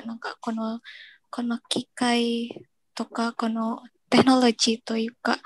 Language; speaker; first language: Japanese; non-native, learner; Indonesian